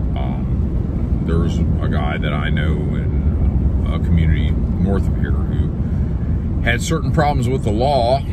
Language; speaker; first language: English; native; English